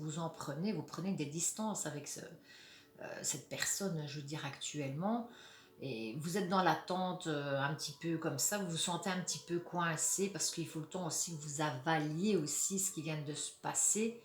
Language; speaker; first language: French; native; French